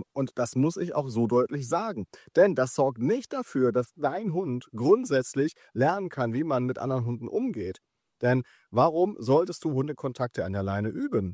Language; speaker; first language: German; native; German